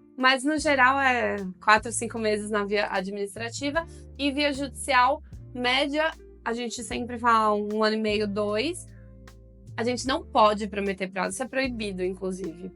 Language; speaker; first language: Portuguese; native; Portuguese